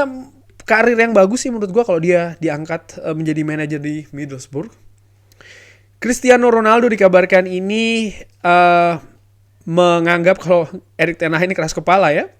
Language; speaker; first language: Indonesian; native; Indonesian